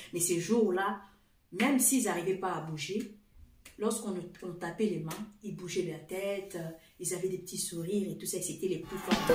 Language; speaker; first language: French; non-native, fluent; Portuguese